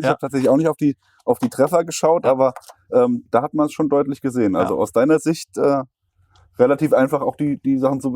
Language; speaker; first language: German; native; German